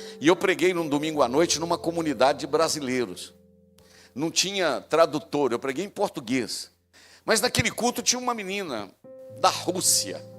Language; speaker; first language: Portuguese; native; Portuguese